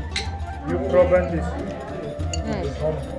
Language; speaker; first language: English; non-native, learner; Armenian